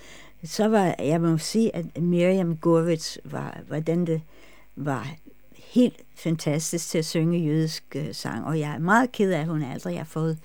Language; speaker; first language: Danish; non-native, fluent; English